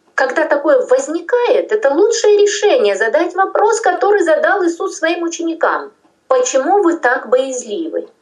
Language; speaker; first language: Russian; non-native, local second language; Tajik